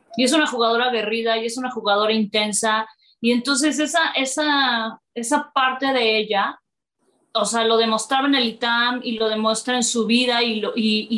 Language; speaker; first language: Spanish; native; Spanish